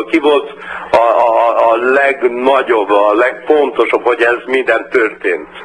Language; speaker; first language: Hungarian; early bilingual, heritage; Portuguese